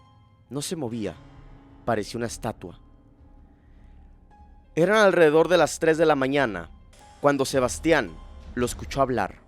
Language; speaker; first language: Spanish; native; Spanish